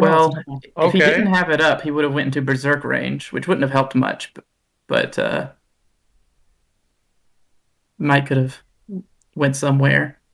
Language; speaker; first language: English; native; English